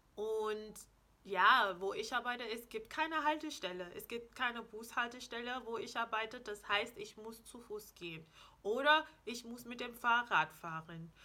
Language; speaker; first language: German; non-native, fluent; English